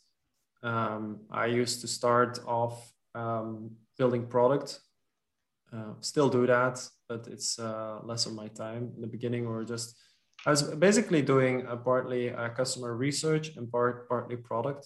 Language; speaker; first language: English; non-native, fluent; Dutch